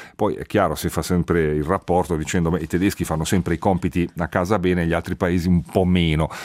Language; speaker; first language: Italian; native; Italian